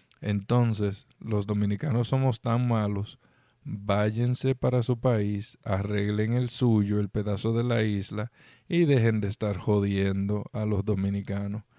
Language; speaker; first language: Spanish; native; Spanish